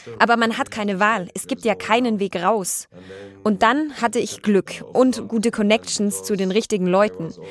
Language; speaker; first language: German; native; German